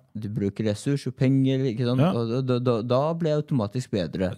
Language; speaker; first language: Norwegian; non-native, fluent; Persian